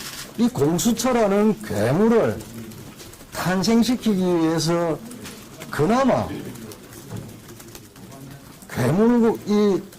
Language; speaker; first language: Korean; native; Korean